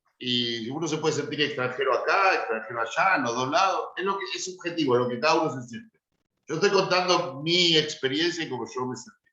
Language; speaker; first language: Spanish; native; Spanish